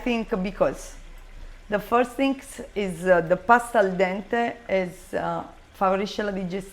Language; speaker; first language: English; non-native, learner; Italian